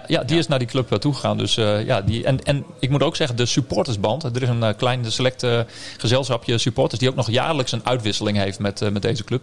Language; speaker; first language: Dutch; native; Dutch